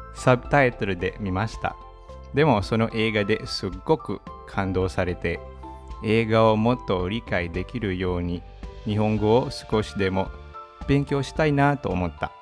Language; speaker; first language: Japanese; non-native, fluent; Filipino